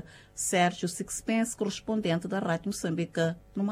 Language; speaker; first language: Portuguese; native; Portuguese